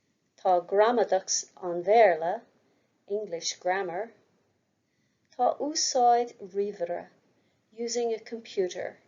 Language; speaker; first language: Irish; non-native, local second language; English